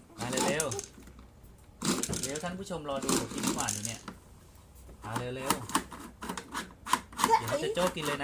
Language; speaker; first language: Thai; native; Thai